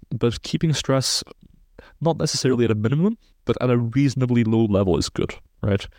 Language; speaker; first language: English; non-native, fluent; German